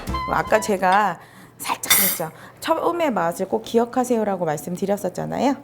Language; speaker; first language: Korean; native; Korean